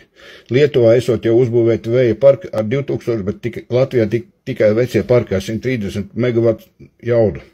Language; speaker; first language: Latvian; native; Latvian